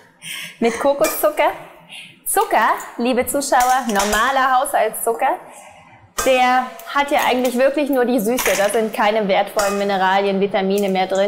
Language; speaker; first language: German; native; German